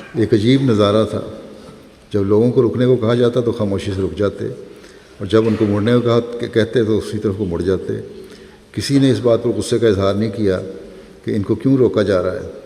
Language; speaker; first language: Urdu; native; Urdu